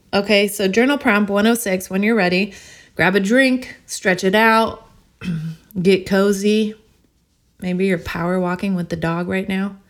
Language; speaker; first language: English; native; English